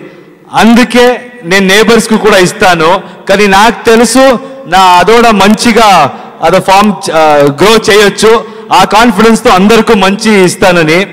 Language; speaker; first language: Telugu; non-native, learner; Kannada